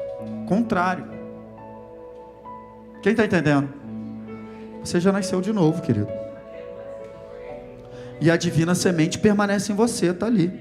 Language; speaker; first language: Portuguese; native; Portuguese